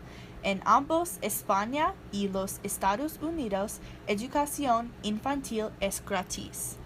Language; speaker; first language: Spanish; non-native, learner; English